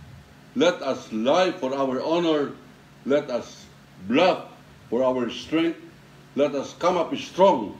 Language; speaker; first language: English; non-native, local second language; Filipino